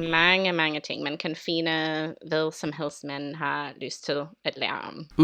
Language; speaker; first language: Danish; non-native, learner; English